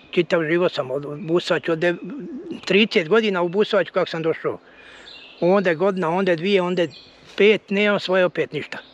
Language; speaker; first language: Bosnian; native; Bosnian